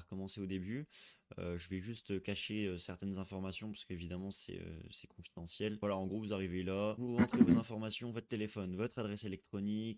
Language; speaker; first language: French; native; French